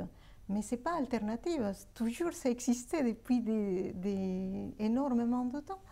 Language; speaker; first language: French; non-native, fluent; Spanish